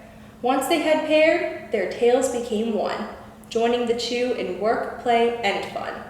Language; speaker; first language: English; native; English